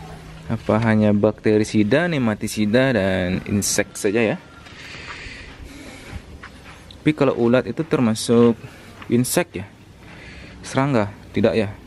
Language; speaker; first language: Indonesian; native; Indonesian